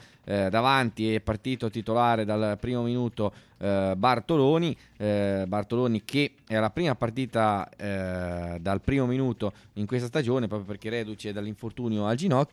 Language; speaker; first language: Italian; native; Italian